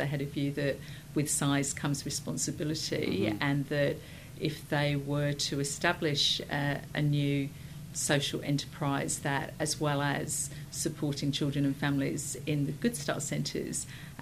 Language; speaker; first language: English; native; English